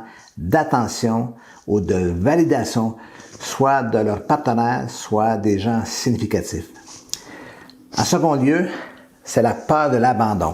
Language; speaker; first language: French; native; French